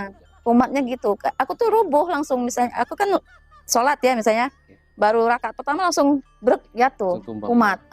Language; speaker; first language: Indonesian; native; Indonesian